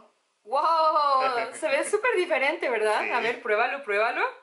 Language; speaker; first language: Spanish; native; Spanish